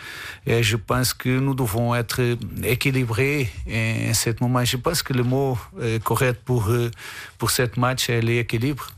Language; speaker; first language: French; non-native, fluent; Portuguese